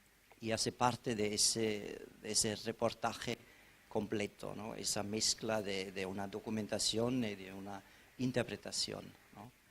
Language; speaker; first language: Spanish; non-native, fluent; German